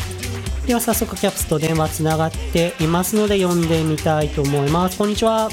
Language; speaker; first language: Japanese; native; Japanese